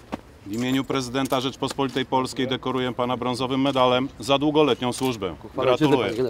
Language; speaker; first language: Polish; native; Polish